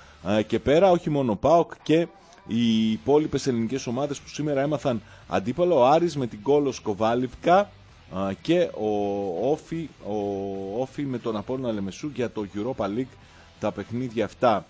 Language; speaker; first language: Greek; native; Greek